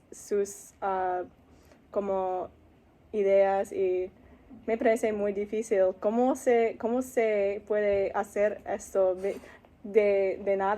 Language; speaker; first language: Spanish; non-native, learner; English